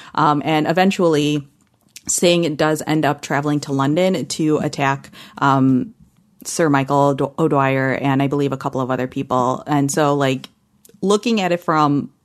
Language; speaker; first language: English; early bilingual, other home language; Hindi